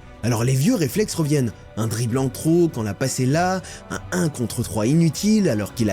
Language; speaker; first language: French; native; French